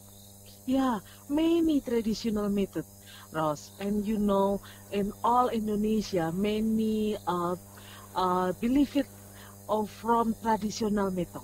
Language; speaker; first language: English; non-native, learner; Indonesian